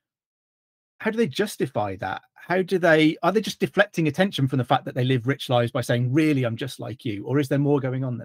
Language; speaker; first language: English; native; English